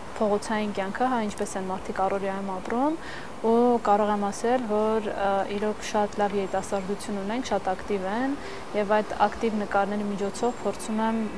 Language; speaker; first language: Armenian; native; Armenian